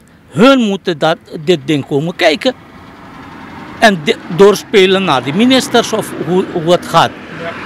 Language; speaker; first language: Dutch; non-native, local second language; Caribbean Hindustani